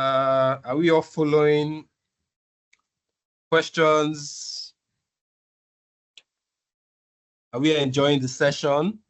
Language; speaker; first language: English; non-native, local second language; Yoruba